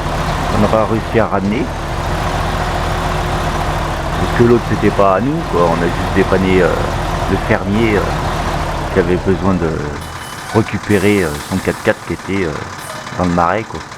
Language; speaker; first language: French; native; French